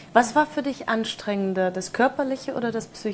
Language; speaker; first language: German; native; German